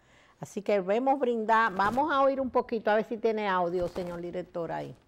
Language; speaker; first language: Spanish; native; Spanish